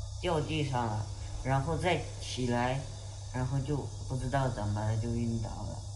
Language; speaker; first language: Chinese; non-native, local second language; Uyghur